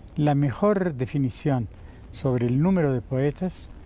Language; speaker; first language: Spanish; native; Spanish